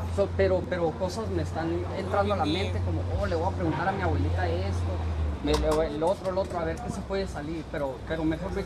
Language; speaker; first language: Spanish; early bilingual, heritage; Spanish